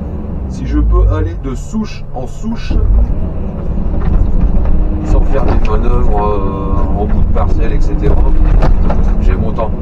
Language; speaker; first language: French; native; French